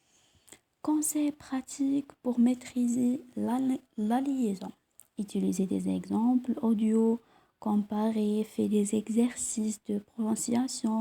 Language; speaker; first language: French; non-native, local second language; Arabic